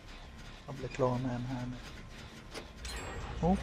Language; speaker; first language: Swedish; native; Swedish